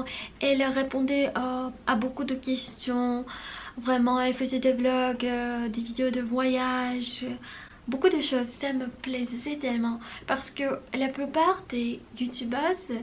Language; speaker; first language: French; non-native, fluent; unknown